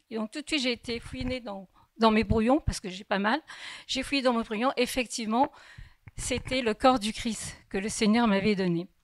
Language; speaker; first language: French; early bilingual, other home language; Kabyle